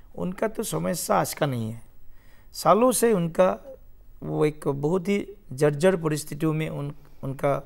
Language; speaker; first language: Hindi; non-native, local second language; Assamese